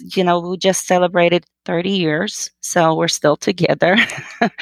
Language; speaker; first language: English; non-native, fluent; Polish